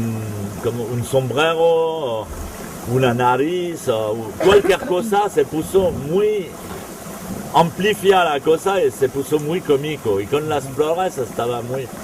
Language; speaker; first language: Spanish; non-native, fluent; French